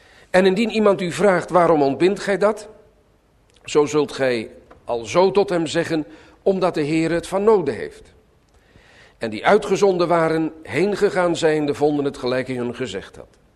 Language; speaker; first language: Dutch; native; Dutch